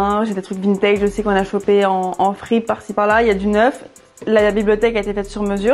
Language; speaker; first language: French; native; French